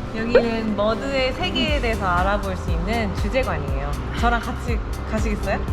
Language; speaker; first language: Korean; native; Korean